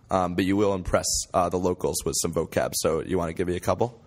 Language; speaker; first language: English; native; English